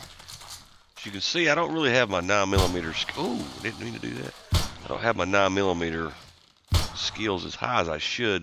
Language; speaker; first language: English; native; English